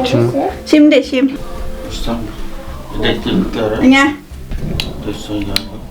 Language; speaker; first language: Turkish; non-native, learner; Thai